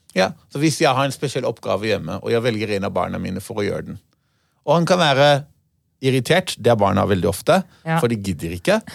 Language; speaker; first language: Norwegian; non-native, fluent; Hebrew